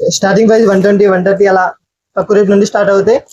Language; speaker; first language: Telugu; native; Telugu